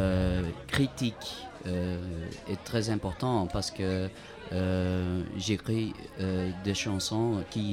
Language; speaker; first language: French; non-native, learner; Dutch